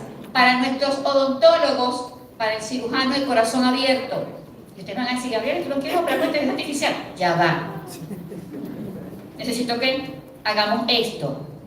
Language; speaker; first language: Spanish; native; Spanish